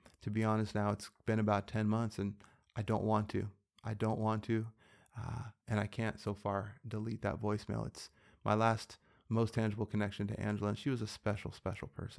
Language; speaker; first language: English; native; English